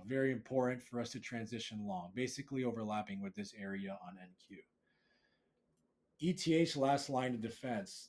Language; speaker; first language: English; native; English